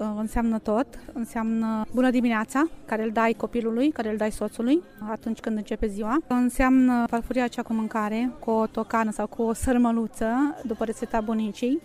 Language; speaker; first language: Romanian; native; Romanian